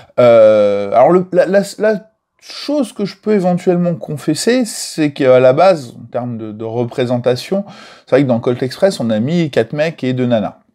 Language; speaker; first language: French; native; French